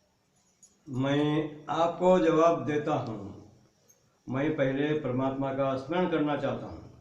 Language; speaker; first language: Hindi; non-native, local second language; Lambadi